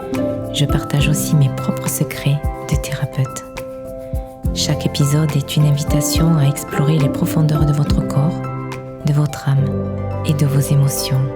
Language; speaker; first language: French; native; French